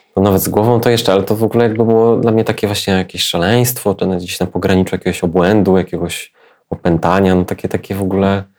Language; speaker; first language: Polish; native; Polish